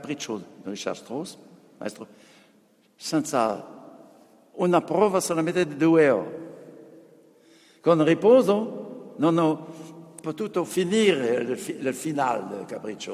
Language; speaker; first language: Italian; non-native, fluent; French